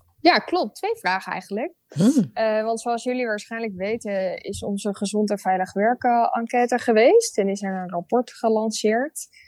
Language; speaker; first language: Dutch; native; Dutch